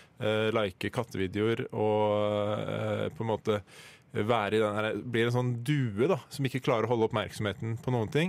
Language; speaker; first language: Norwegian; native; Norwegian